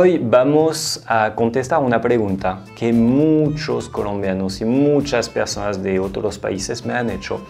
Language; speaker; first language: Spanish; non-native, fluent; French